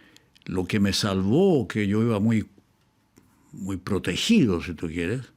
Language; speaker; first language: Spanish; native; Spanish